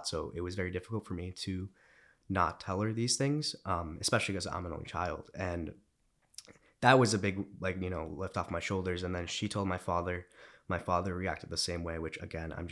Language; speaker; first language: English; early bilingual, other home language; Romanian